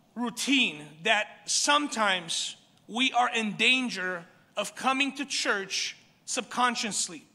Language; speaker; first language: English; early bilingual, other home language; Romanian